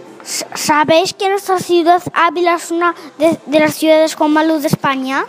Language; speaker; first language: Spanish; native; Spanish